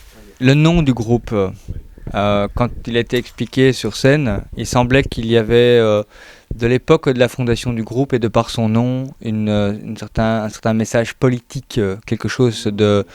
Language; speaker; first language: French; native; French